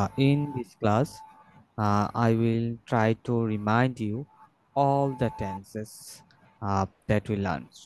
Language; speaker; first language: English; non-native, fluent; Bangla